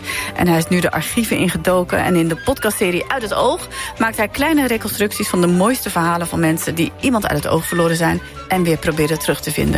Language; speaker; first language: Dutch; native; Dutch